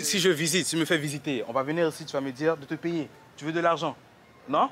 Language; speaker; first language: French; native; French